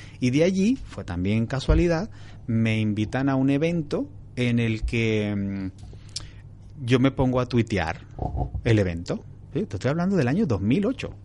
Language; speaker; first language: Spanish; native; Spanish